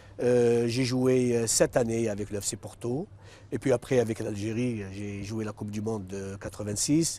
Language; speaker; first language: French; non-native, local second language; Arabic